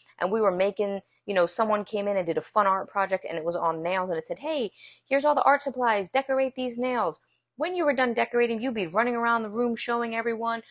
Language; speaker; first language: English; native; English